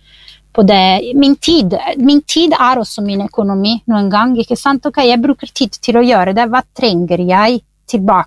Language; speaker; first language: Norwegian; non-native, fluent; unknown